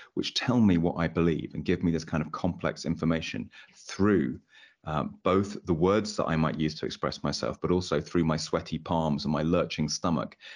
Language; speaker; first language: English; native; English